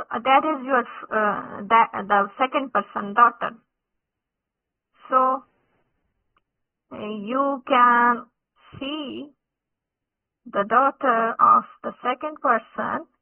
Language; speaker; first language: English; non-native, local second language; Urdu